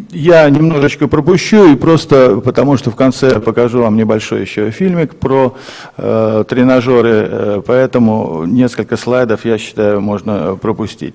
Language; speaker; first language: Russian; native; Russian